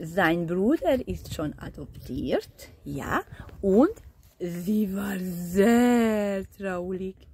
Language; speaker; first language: German; non-native, learner; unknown